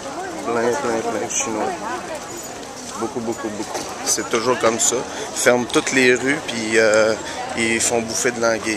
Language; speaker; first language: French; native; French